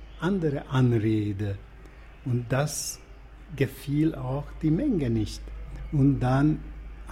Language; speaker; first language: German; non-native, fluent; Hungarian